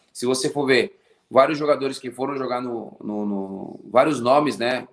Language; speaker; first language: Portuguese; native; Portuguese